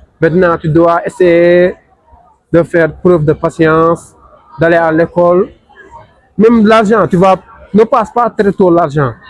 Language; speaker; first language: French; non-native, local second language; Wolof